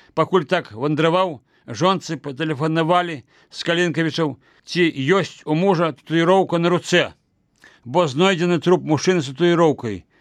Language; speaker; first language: Belarusian; native; Belarusian